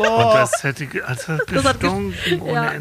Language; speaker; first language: German; native; German